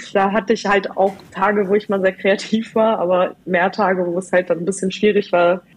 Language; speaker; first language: German; native; German